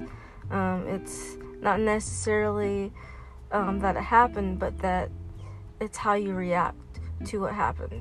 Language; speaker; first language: English; native; English